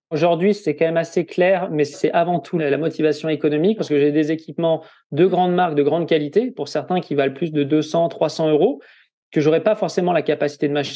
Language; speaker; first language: French; native; French